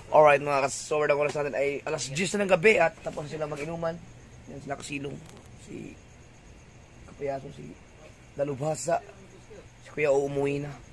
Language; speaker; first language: Filipino; non-native, local second language; Cebuano